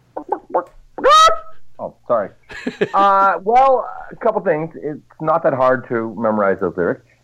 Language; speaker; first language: English; native; English